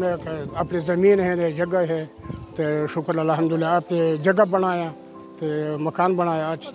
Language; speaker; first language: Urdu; non-native, learner; Pashto